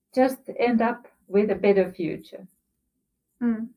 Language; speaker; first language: English; non-native, fluent; Finnish